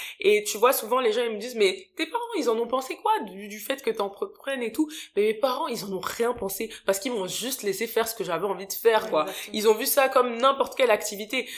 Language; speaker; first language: French; native; French